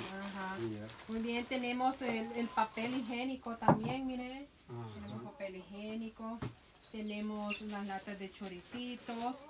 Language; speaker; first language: Spanish; native; Spanish